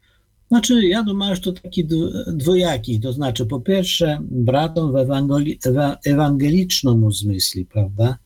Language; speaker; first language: Polish; non-native, learner; Ukrainian